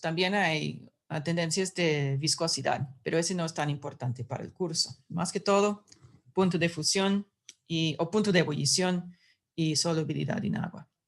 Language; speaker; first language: Spanish; non-native, fluent; English